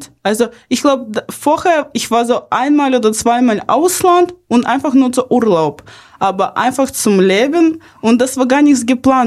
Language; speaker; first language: German; early bilingual, other home language; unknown